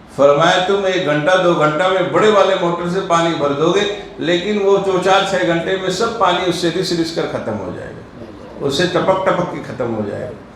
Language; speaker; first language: Urdu; native; Urdu